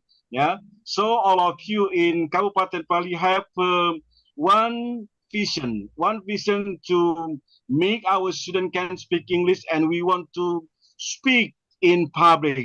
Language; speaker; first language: English; non-native, learner; Indonesian